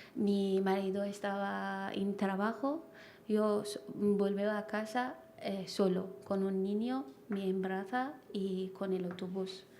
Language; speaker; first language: Spanish; non-native, learner; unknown